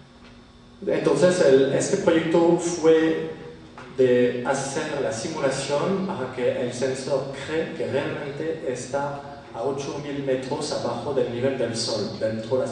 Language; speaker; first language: Spanish; non-native, fluent; French